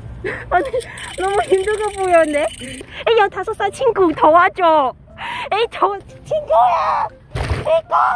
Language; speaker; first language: Korean; non-native, learner; Cantonese